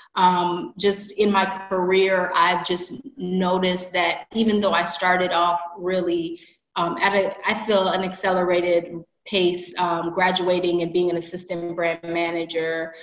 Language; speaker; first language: English; native; English